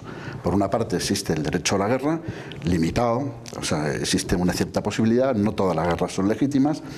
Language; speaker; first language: Spanish; native; Spanish